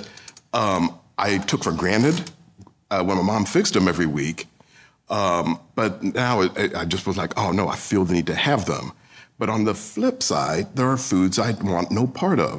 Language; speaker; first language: English; native; English